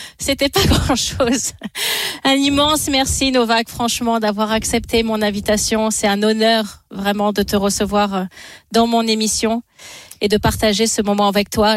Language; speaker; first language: French; native; French